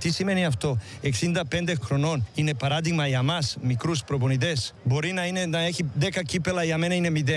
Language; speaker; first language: Greek; non-native, learner; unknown